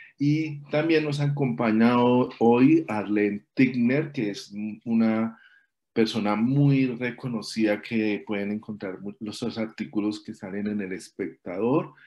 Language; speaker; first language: Spanish; native; Spanish